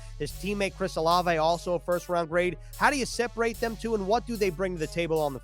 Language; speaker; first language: English; native; English